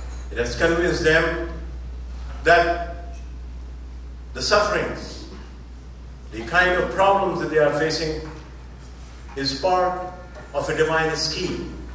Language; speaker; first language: English; non-native, local second language; Urdu